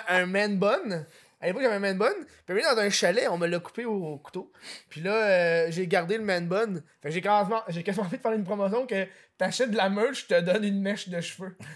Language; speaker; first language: French; native; French